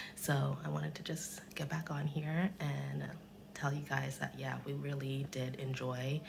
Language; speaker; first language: English; native; English